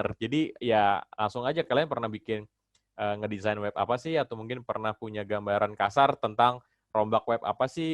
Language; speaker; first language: Indonesian; native; Indonesian